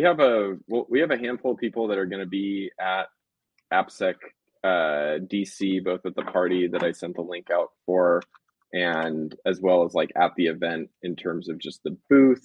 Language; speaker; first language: English; native; English